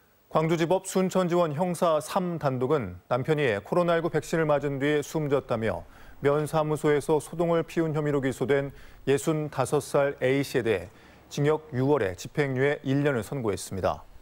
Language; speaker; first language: Korean; native; Korean